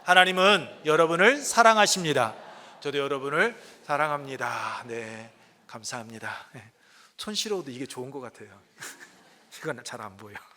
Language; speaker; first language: Korean; native; Korean